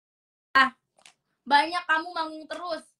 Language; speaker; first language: Indonesian; native; Indonesian